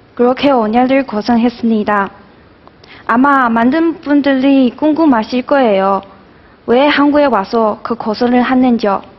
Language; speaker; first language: Korean; non-native, fluent; Chinese